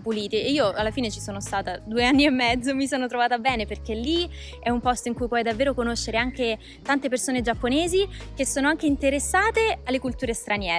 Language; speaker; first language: Italian; native; Italian